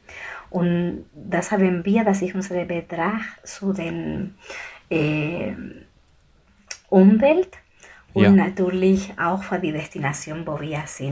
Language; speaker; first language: German; non-native, fluent; Spanish